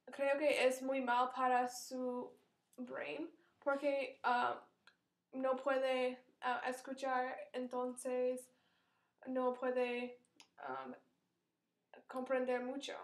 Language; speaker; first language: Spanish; non-native, learner; English